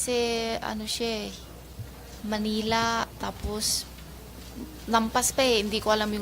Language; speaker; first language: Filipino; non-native, learner; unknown